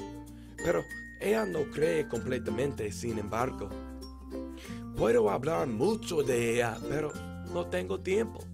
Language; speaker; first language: Spanish; non-native, learner; English